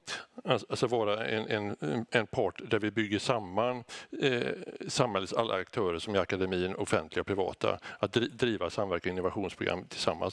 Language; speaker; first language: Swedish; native; Swedish